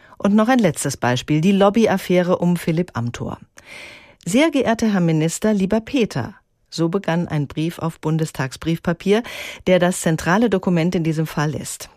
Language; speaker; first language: German; native; German